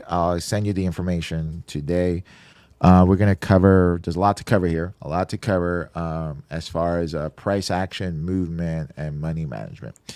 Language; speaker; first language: English; native; English